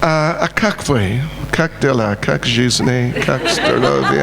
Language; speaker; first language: Russian; non-native, learner; English